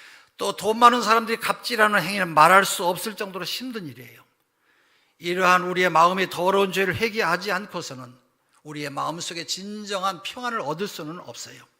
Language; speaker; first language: Korean; native; Korean